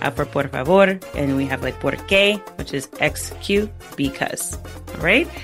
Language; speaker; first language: English; native; English